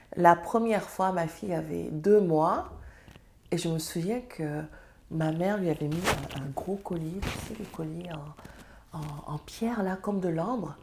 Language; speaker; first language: French; non-native, local second language; Serer